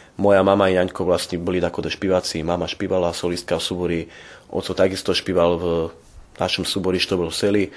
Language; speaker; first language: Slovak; non-native, local second language; Rusyn